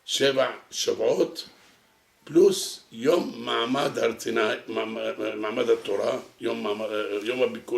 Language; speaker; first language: Hebrew; non-native, local second language; Arabic